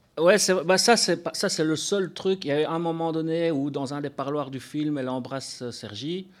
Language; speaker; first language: French; native; French